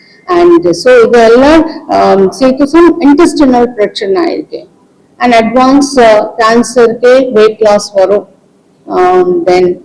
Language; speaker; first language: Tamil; non-native, local second language; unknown